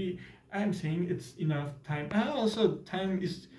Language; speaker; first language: English; non-native, learner; Turkish